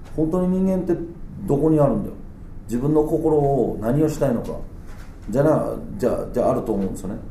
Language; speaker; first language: Japanese; non-native, fluent; Danish